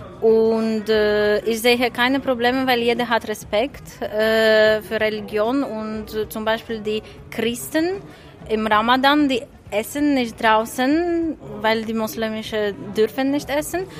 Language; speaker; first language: German; non-native, fluent; Polish